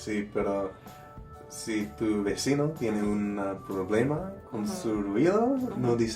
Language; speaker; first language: Spanish; non-native, learner; English